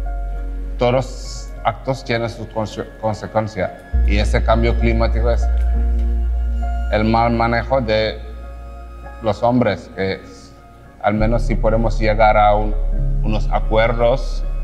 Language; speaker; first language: Spanish; non-native, fluent; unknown